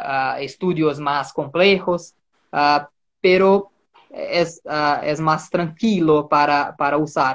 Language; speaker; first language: Spanish; non-native, fluent; Portuguese